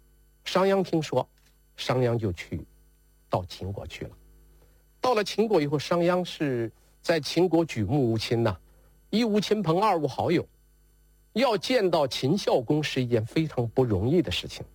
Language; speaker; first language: Chinese; native; Chinese